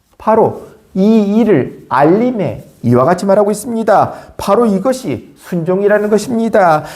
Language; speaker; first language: Korean; native; Korean